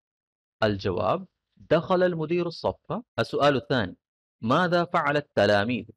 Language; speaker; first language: Arabic; non-native, fluent; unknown